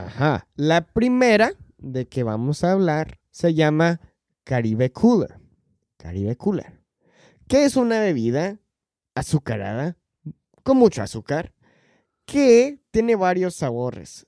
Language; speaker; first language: Spanish; non-native, fluent; English